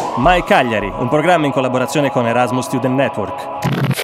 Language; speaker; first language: Italian; native; Italian